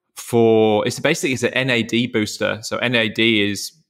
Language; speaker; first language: English; native; English